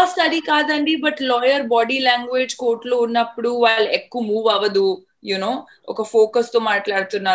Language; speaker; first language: Telugu; non-native, fluent; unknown